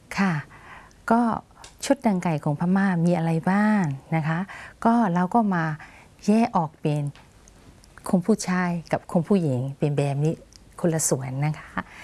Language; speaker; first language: Thai; non-native, fluent; Burmese